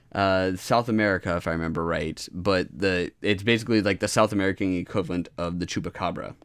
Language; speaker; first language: English; native; English